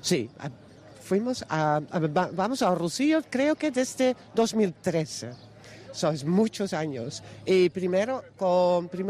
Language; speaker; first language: Spanish; non-native, learner; Dutch